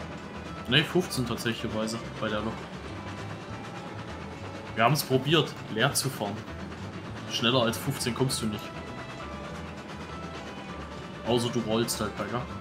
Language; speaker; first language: German; native; German